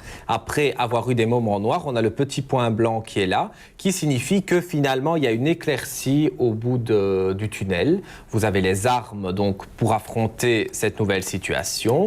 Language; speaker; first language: French; native; French